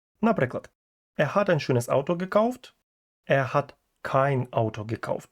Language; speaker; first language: German; non-native, fluent; Ukrainian